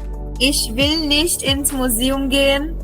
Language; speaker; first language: German; non-native, fluent; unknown